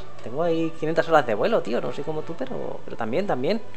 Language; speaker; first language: Spanish; native; Spanish